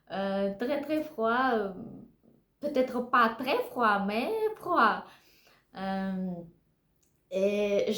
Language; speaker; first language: French; non-native, learner; Russian